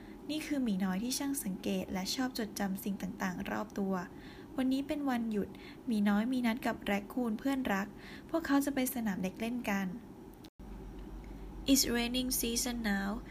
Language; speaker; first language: Thai; native; Thai